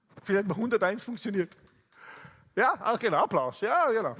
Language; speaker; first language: German; non-native, fluent; Italian